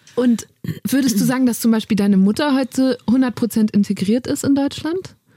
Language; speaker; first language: German; native; German